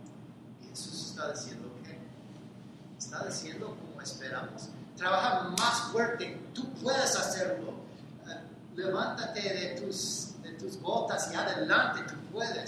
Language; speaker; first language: Spanish; non-native, fluent; English